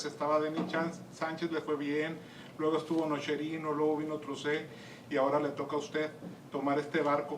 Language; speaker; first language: Spanish; native; Spanish